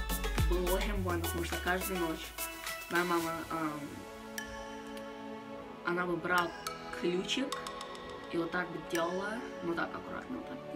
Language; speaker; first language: Russian; early bilingual, heritage; Russian